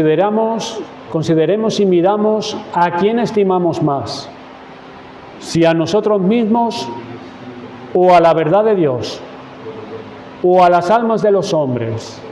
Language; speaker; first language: Spanish; native; Spanish